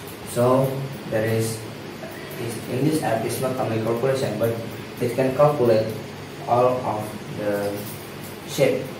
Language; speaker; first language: English; non-native, learner; Indonesian